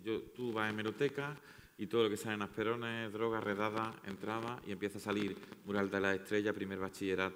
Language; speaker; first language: Spanish; native; Spanish